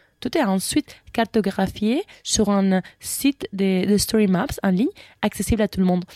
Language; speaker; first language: French; non-native, fluent; Spanish